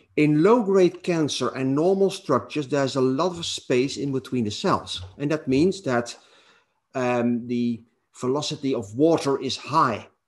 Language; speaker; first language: English; non-native, fluent; Dutch